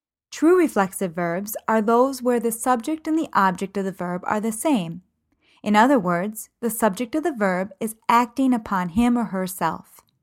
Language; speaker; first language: English; native; English